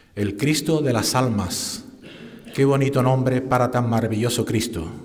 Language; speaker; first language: Spanish; native; Spanish